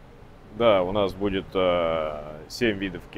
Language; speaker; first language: Russian; native; Russian